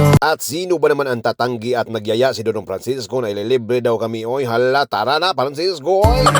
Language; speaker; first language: Filipino; non-native, local second language; Cebuano